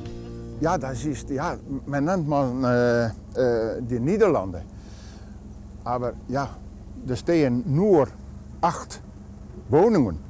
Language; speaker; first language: German; non-native, learner; Dutch